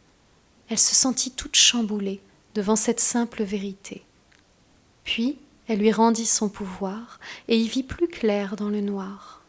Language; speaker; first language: French; native; French